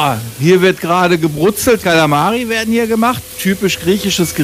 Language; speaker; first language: German; native; German